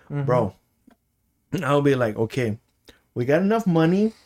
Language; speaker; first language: English; early bilingual, other home language; Spanish